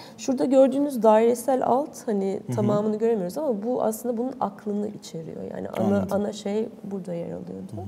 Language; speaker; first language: Turkish; native; Turkish